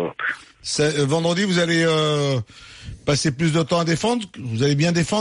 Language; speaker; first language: French; native; French